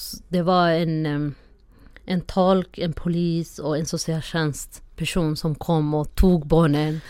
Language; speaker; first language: Swedish; non-native, fluent; Somali